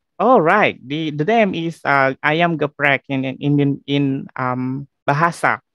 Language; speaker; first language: English; non-native, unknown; Indonesian